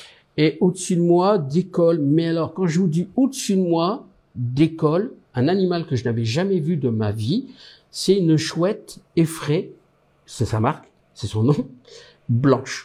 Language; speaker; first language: French; native; French